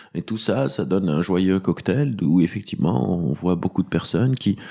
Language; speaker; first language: French; non-native, local second language; Arabic